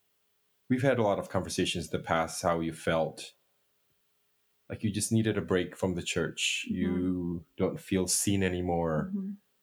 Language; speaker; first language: English; non-native, fluent; Indonesian